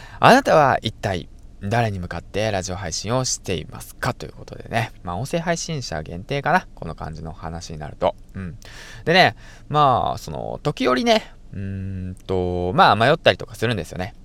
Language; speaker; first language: Japanese; native; Japanese